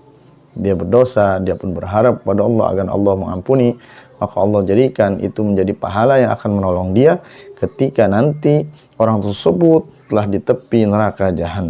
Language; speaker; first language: Indonesian; native; Indonesian